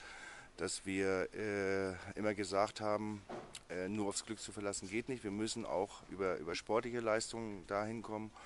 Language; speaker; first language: German; native; German